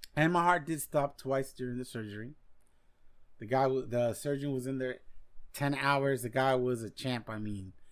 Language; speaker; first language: English; non-native, fluent; Spanish